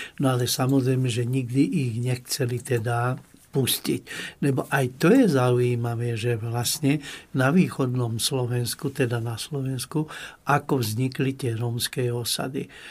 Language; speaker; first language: Slovak; non-native, local second language; Hungarian